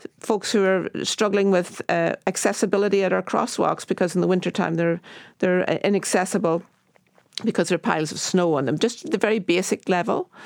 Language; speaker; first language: English; native; English